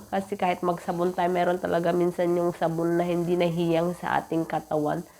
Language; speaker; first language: Filipino; non-native, local second language; Iloko